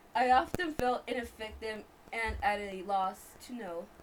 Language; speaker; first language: English; early bilingual, other home language; Spanish